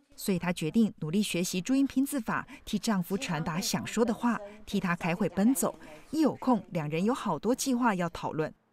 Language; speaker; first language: Chinese; native; Chinese